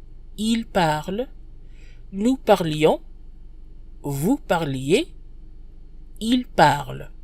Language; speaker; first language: French; non-native, fluent; English